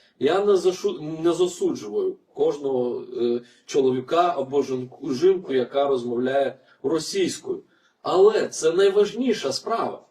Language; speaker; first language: Ukrainian; non-native, fluent; Lithuanian